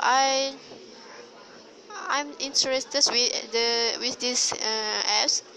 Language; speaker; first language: English; non-native, learner; Malay